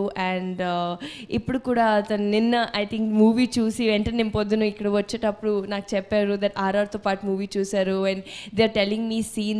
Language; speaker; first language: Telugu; non-native, fluent; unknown